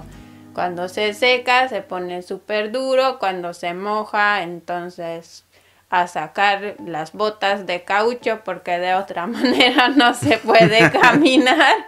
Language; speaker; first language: Spanish; non-native, fluent; Hungarian